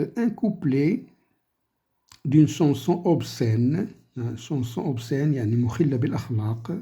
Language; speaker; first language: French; non-native, local second language; Arabic